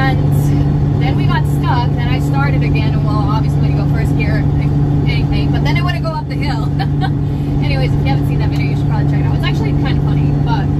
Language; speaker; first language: English; native; English